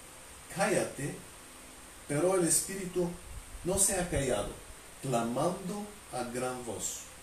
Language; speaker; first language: Spanish; non-native, fluent; Bulgarian